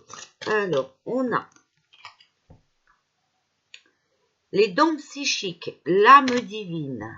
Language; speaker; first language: French; native; French